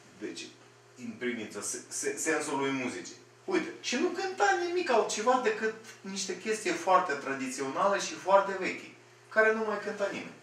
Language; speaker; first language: Romanian; non-native, fluent; Russian